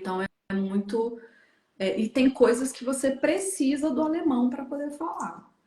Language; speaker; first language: Portuguese; native; Portuguese